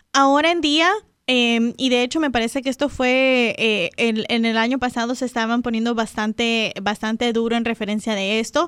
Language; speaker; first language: Spanish; native; Spanish